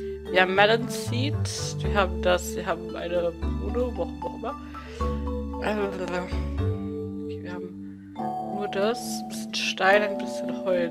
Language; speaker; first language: German; native; German